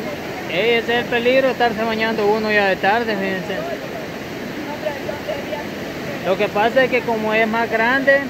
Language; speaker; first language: Spanish; native; Spanish